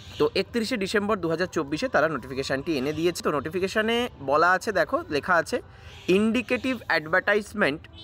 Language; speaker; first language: Bangla; native; Bangla